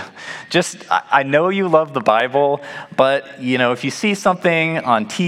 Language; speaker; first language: English; native; English